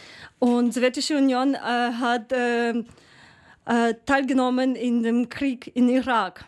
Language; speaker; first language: German; non-native, learner; Ukrainian